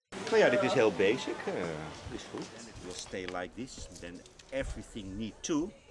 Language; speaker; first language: English; non-native, fluent; Dutch